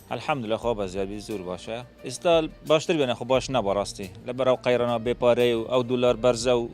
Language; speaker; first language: Central Kurdish; non-native, local second language; Kurdish